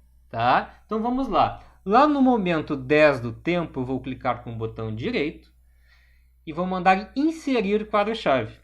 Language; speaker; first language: Portuguese; native; Portuguese